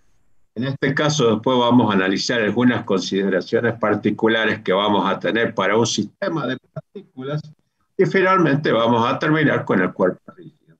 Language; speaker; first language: Spanish; native; Spanish